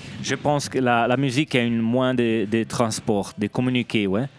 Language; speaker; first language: French; non-native, local second language; Italian